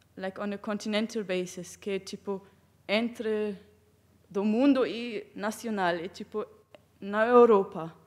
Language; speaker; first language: Portuguese; non-native, fluent; German